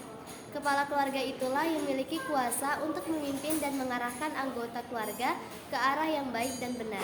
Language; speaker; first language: Indonesian; native; Indonesian